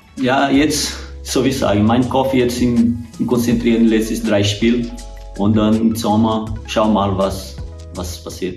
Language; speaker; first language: German; non-native, learner; Portuguese